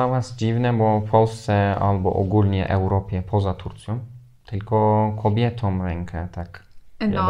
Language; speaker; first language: Polish; non-native, fluent; Turkish